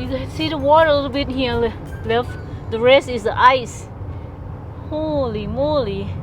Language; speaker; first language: English; non-native, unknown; Thai